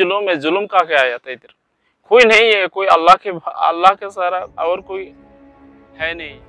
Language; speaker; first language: Hindi; non-native, learner; Rohingya